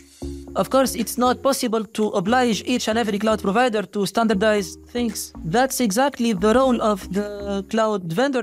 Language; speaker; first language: English; non-native, fluent; Arabic